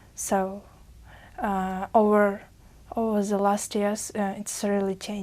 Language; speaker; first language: English; non-native, learner; Uzbek